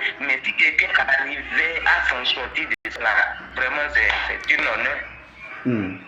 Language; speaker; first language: French; non-native, local second language; Fon